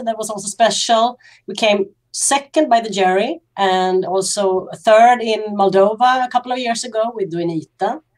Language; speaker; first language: English; non-native, fluent; Swedish